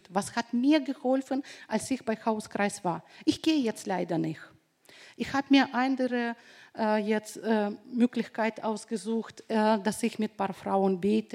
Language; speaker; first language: German; non-native, fluent; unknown